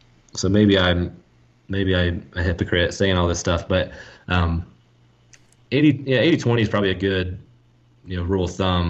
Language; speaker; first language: English; native; English